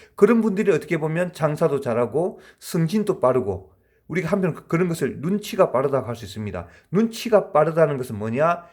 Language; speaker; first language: Korean; native; Korean